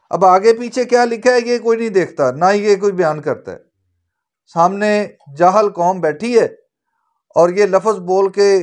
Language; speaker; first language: Urdu; native; Urdu